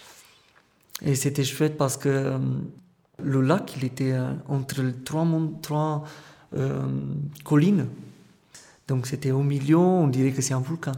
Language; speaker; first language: French; non-native, fluent; Romanian